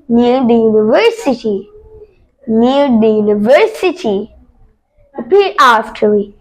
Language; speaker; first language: English; non-native, learner; Bangla